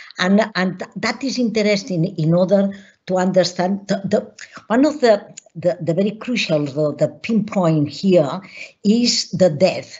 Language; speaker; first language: English; non-native, learner; Catalan